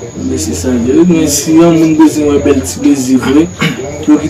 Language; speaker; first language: French; non-native, learner; Haitian Creole